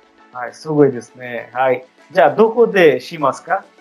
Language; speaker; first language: Japanese; non-native, fluent; Bangla